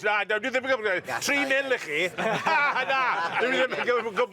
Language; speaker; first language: Welsh; non-native, local second language; English